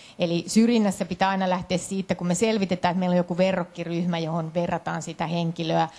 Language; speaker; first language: Finnish; native; Finnish